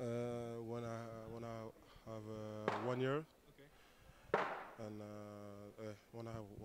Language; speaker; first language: English; non-native, learner; French